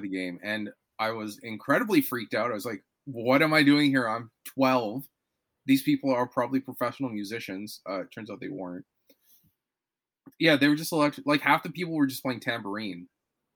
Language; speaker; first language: English; native; English